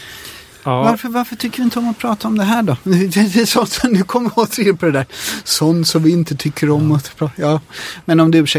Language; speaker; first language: Swedish; native; Swedish